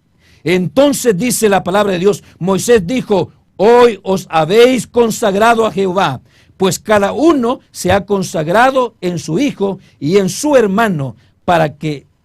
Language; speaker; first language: Spanish; native; Spanish